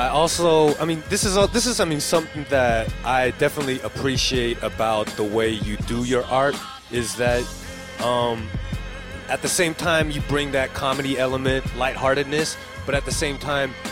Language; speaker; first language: English; early bilingual, other home language; Chinese